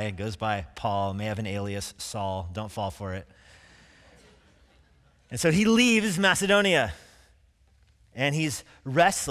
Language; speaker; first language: English; native; English